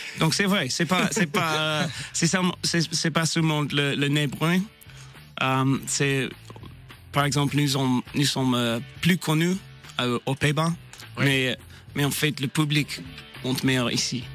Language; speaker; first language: French; non-native, learner; English